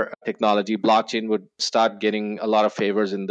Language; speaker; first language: English; non-native, local second language; Hindi